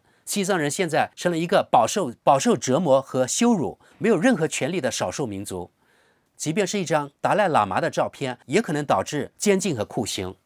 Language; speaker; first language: Chinese; native; Chinese